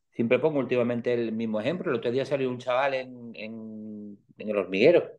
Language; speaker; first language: Spanish; native; Spanish